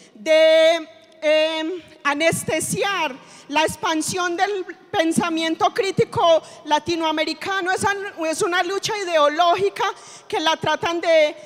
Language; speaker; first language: Spanish; native; Spanish